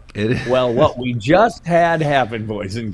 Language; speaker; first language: English; native; English